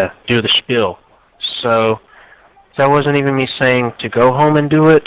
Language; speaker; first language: English; native; English